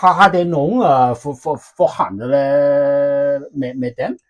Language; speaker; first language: Norwegian; non-native, learner; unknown